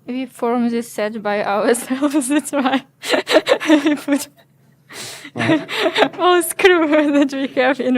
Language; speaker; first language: English; non-native, learner; Ukrainian